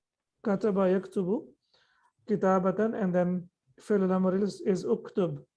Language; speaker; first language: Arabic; non-native, fluent; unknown